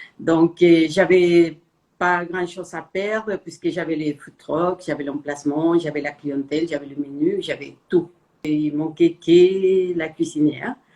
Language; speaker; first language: French; non-native, fluent; Spanish